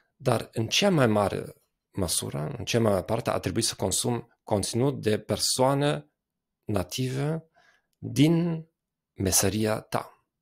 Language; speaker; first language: Romanian; non-native, fluent; German